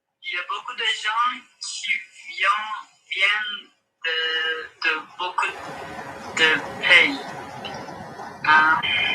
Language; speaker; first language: French; non-native, learner; Turkish